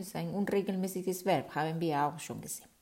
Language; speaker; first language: German; non-native, fluent; Spanish